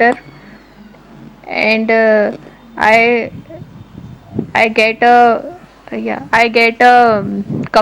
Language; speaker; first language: English; non-native, learner; Hindi